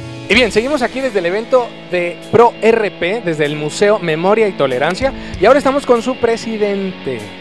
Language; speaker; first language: Spanish; native; Spanish